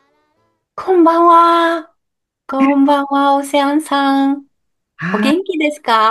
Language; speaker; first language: Japanese; non-native, learner; French